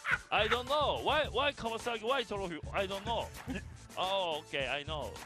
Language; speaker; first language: English; non-native, learner; Japanese